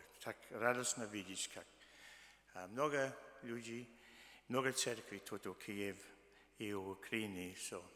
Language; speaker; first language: Russian; early bilingual, heritage; Russian